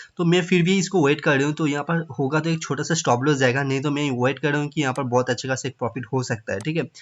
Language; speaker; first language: Hindi; non-native, local second language; Bangla